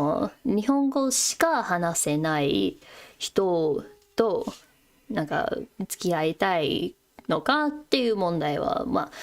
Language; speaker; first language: Japanese; non-native, fluent; English